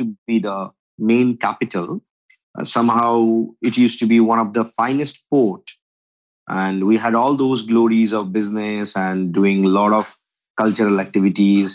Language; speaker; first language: English; non-native, local second language; Bangla